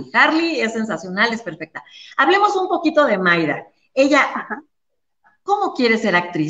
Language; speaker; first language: Spanish; native; Spanish